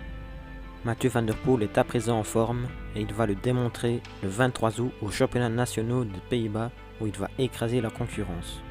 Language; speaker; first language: French; native; French